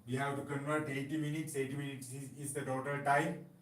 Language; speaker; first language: English; non-native, local second language; Sinhala